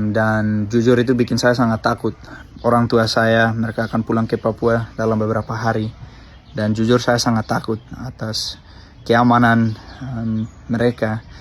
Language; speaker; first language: Indonesian; early bilingual, other home language; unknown